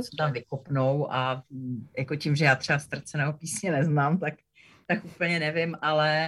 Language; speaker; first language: Czech; native; Czech